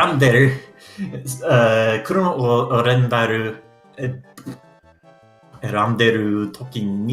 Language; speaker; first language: Japanese; non-native, learner; English